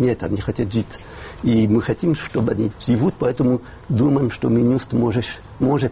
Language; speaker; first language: Russian; non-native, fluent; French